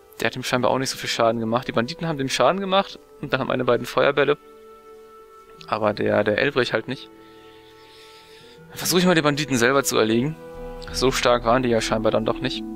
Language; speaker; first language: German; native; German